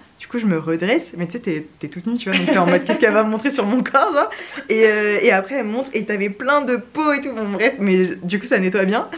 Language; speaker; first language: French; native; French